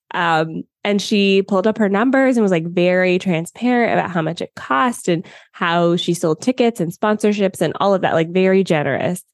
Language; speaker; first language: English; native; English